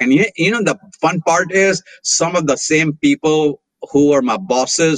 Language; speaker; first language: English; non-native, local second language; Hindi